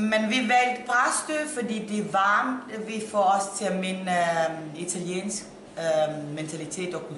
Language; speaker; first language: Danish; non-native, fluent; Italian